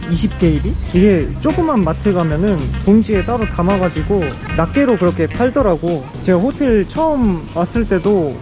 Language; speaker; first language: Korean; native; Korean